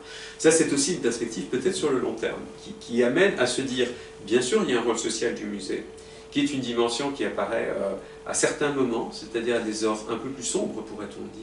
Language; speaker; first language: French; native; French